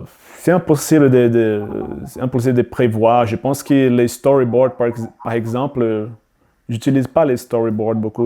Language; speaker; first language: French; non-native, learner; Portuguese